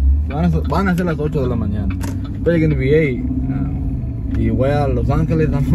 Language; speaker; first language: Spanish; early bilingual, heritage; Spanish